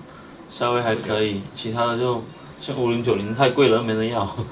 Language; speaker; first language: Chinese; native; Chinese